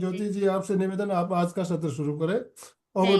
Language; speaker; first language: Hindi; native; Hindi